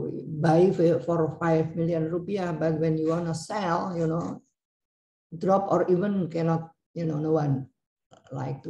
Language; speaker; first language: English; non-native, learner; Indonesian